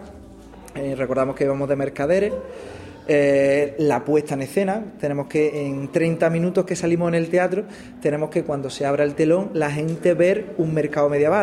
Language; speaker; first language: Spanish; native; Spanish